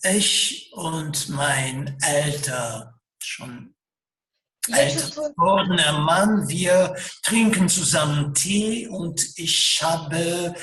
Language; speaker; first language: German; non-native, fluent; Russian